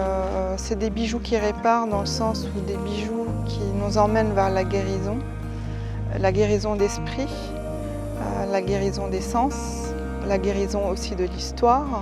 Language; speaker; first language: French; native; French